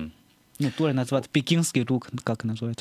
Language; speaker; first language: Russian; non-native, learner; Chinese